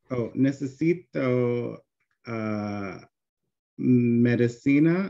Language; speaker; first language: Spanish; non-native, learner; English